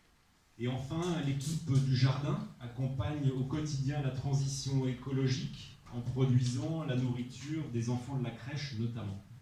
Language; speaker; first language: French; native; French